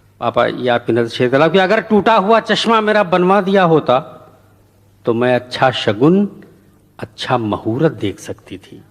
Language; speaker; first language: Urdu; native; Urdu